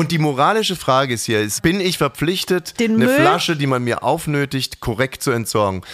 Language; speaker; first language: German; native; German